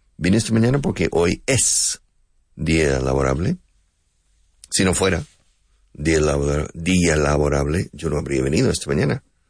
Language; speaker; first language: Spanish; non-native, fluent; English